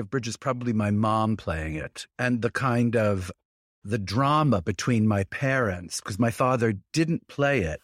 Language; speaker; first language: English; native; English